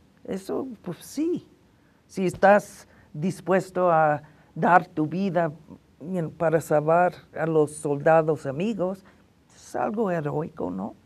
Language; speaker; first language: Spanish; non-native, fluent; English